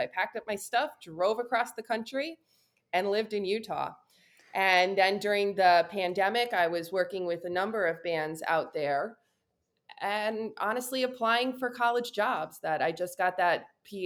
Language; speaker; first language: English; native; English